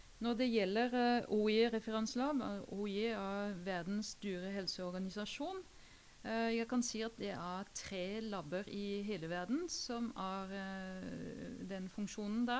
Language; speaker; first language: Norwegian; non-native, fluent; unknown